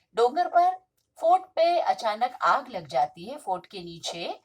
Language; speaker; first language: Hindi; non-native, local second language; Marathi